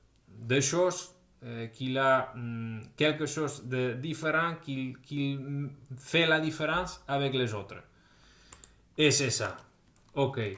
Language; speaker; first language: French; non-native, fluent; Spanish